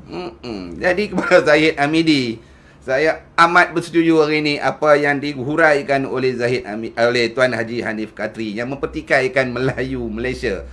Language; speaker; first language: Malay; native; Malay